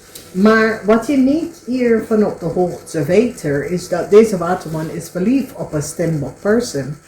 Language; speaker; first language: Dutch; non-native, learner; English